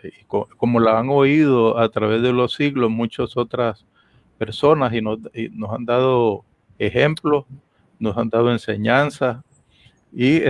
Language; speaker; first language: Spanish; native; Spanish